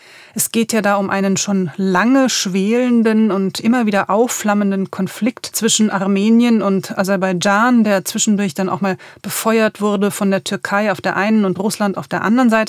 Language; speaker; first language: German; native; German